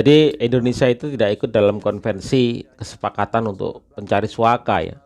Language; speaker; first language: Indonesian; native; Indonesian